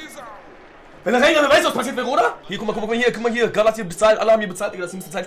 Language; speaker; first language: German; early bilingual, other home language; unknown